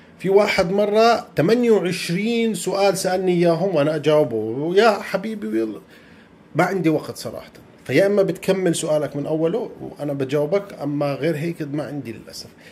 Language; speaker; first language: Arabic; native; Arabic